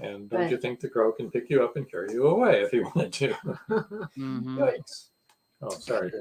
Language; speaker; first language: English; native; English